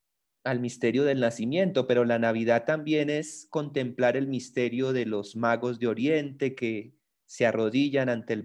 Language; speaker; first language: Spanish; native; Spanish